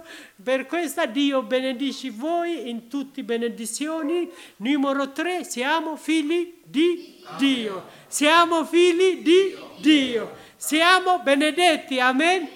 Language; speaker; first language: Italian; non-native, learner; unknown